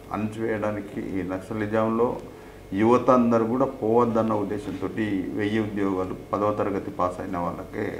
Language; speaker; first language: Telugu; non-native, local second language; Gondi